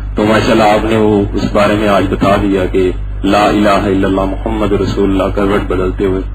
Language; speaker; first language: Urdu; non-native, local second language; Punjabi